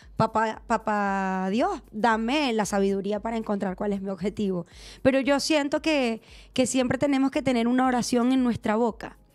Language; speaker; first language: Spanish; native; Spanish